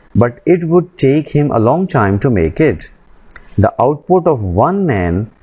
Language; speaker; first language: English; non-native, local second language; Urdu